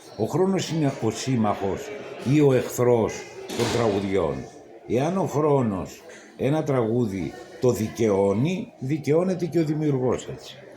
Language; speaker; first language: Greek; native; Greek